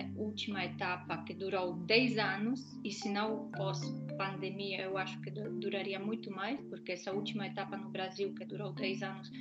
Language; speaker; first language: Portuguese; non-native, fluent; Polish